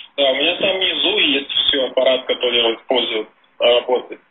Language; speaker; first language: Russian; non-native, fluent; Portuguese